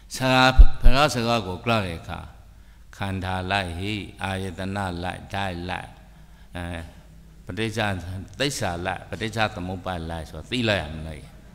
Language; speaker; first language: Burmese; native; Burmese